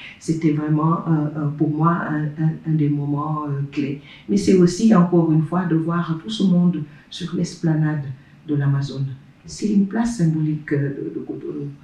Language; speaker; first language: French; non-native, local second language; Wolof